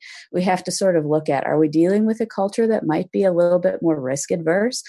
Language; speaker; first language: English; native; English